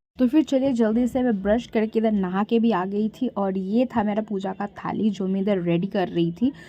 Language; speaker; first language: Hindi; non-native, local second language; Bangla